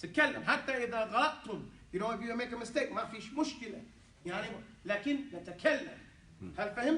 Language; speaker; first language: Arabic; non-native, fluent; English